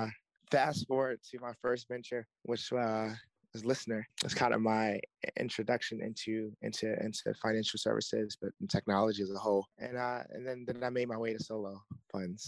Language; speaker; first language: English; native; English